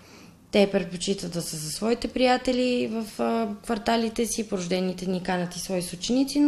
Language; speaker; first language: Bulgarian; native; Bulgarian